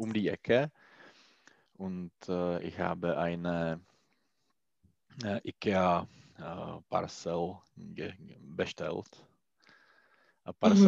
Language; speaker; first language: German; non-native, learner; Czech